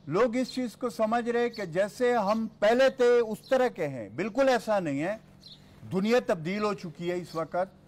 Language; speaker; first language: Urdu; non-native, local second language; Pashto